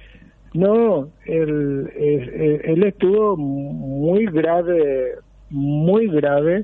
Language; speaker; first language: Spanish; native; Spanish